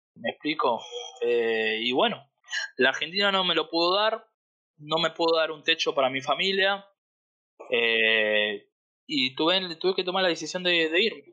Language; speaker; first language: Spanish; native; Spanish